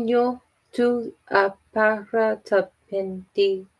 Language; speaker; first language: Spanish; non-native, learner; English